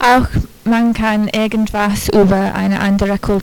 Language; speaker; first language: German; non-native, learner; English